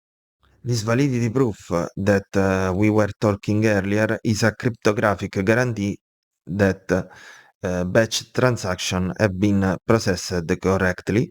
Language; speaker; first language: English; non-native, fluent; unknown